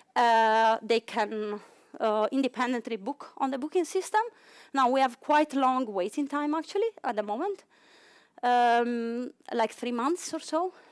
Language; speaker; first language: English; non-native, fluent; Italian